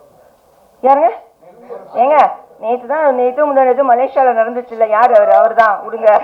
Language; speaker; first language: Tamil; non-native, learner; English